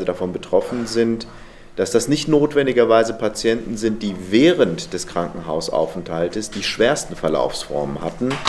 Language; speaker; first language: German; native; German